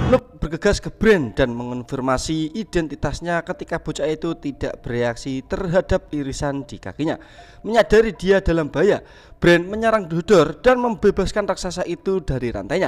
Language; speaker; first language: Indonesian; native; Indonesian